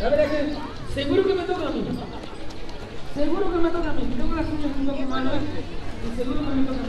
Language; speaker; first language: Spanish; native; Spanish